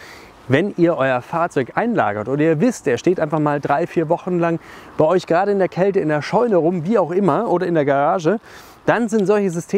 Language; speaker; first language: German; native; German